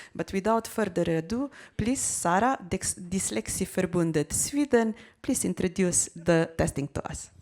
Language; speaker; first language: English; non-native, fluent; Slovenian